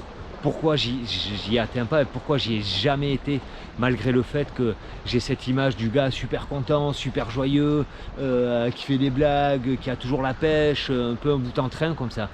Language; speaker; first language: French; native; French